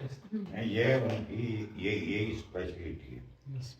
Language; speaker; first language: Hindi; native; Hindi